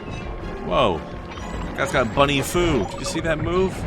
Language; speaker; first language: English; native; English